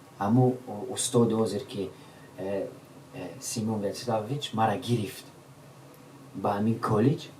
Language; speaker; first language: Tajik; non-native, local second language; Shughni